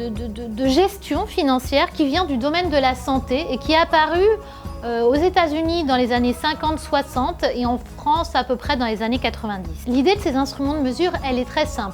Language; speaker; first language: French; native; French